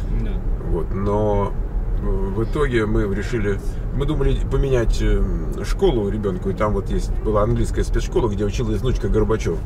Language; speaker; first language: Russian; native; Russian